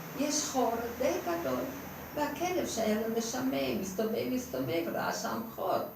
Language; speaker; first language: Hebrew; non-native, fluent; Hungarian